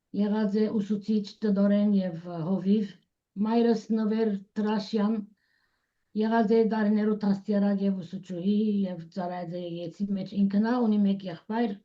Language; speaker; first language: Armenian; early bilingual, heritage; Armenian